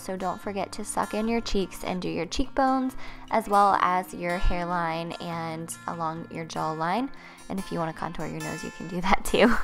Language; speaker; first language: English; native; English